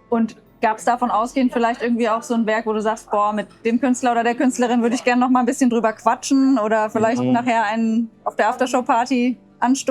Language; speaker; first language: German; native; German